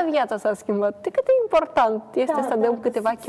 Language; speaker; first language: Romanian; native; Romanian